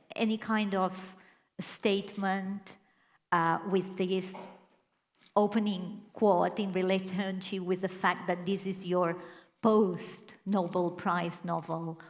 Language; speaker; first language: English; non-native, fluent; Catalan